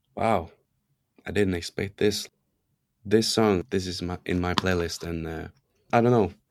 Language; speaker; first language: English; non-native, fluent; Norwegian